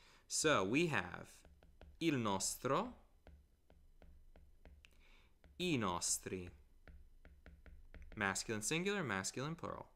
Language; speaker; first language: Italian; non-native, fluent; English